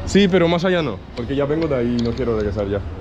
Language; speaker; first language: Spanish; non-native, fluent; English